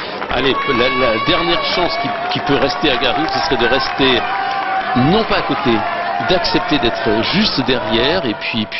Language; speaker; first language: French; native; French